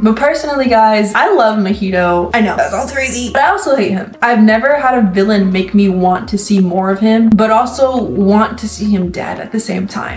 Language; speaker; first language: English; native; English